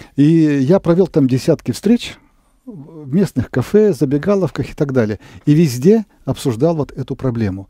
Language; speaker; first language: Russian; native; Russian